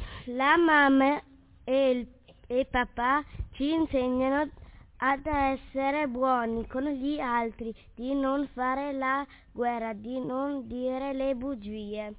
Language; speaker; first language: Italian; early bilingual, other home language; Kurdish